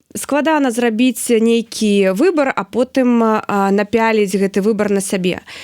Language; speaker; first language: Belarusian; non-native, local second language; Russian